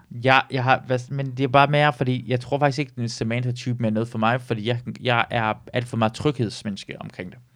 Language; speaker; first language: Danish; early bilingual, other home language; Persian